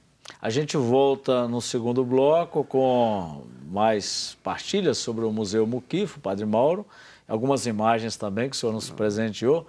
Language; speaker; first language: Portuguese; native; Portuguese